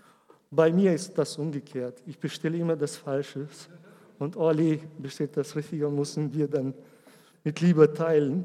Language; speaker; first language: German; non-native, learner; Portuguese